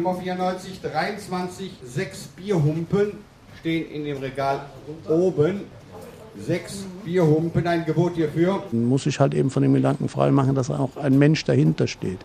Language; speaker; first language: German; native; German